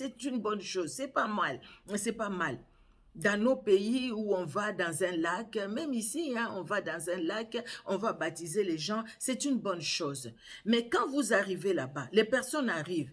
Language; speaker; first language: French; non-native, local second language; Lingala